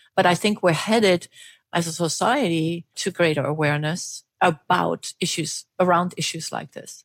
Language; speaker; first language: English; non-native, fluent; German